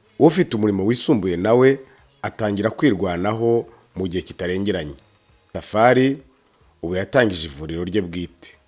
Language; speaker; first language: Kinyarwanda; native; Kinyarwanda